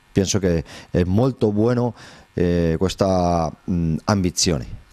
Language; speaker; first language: Italian; non-native, learner; Spanish